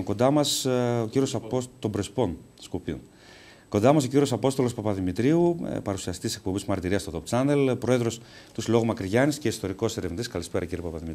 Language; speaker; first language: Greek; native; Greek